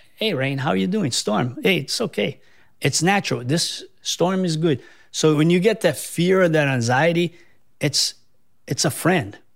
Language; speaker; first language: English; non-native, fluent; Portuguese